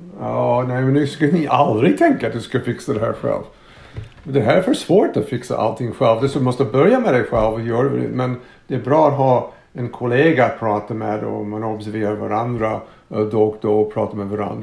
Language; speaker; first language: Swedish; non-native, fluent; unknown